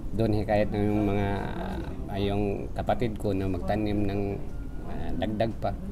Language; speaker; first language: Filipino; non-native, local second language; Cebuano